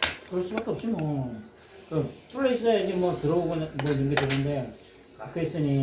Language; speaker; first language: Korean; native; Korean